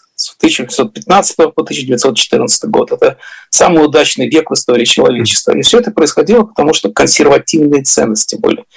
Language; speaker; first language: Russian; native; Russian